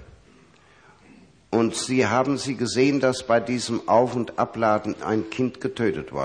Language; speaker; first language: German; native; German